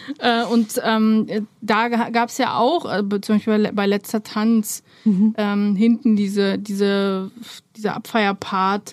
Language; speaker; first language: German; early bilingual, other home language; Romanian